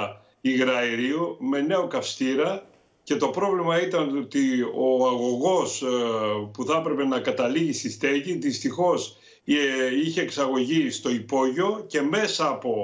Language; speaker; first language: Greek; native; Greek